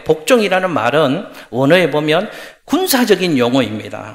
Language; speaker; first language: Korean; native; Korean